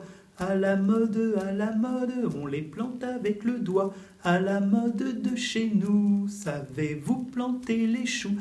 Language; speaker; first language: French; native; French